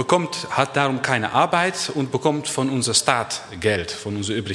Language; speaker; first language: German; non-native, learner; Dutch